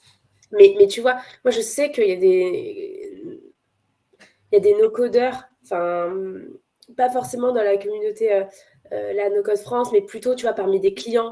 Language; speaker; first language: French; native; French